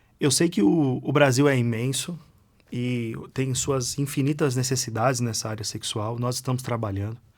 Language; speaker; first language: Portuguese; native; Portuguese